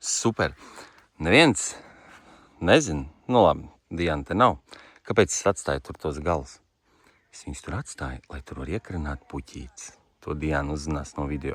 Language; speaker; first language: Latvian; native; Latvian